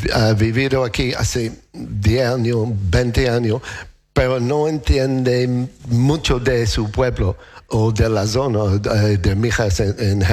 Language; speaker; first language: Spanish; non-native, learner; English